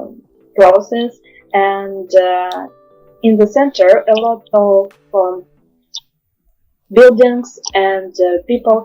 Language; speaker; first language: English; non-native, learner; Russian